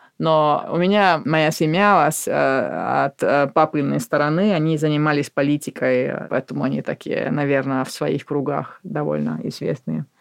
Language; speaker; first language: Russian; non-native, fluent; Finnish